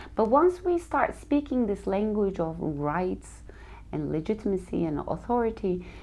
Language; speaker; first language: English; non-native, fluent; Turkish